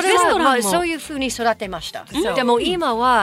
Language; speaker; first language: Japanese; non-native, fluent; English